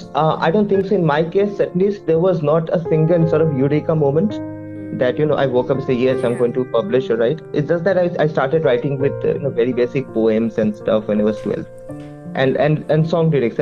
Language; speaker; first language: English; non-native, local second language; Bangla